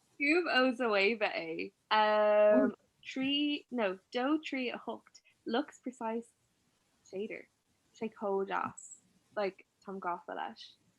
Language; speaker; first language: Irish; non-native, local second language; English